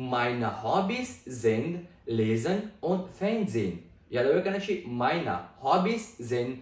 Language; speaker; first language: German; non-native, fluent; Pashto